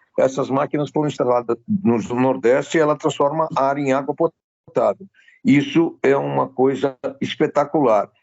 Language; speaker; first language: Portuguese; native; Portuguese